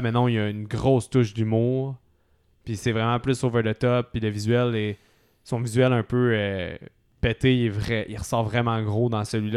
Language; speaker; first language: French; native; French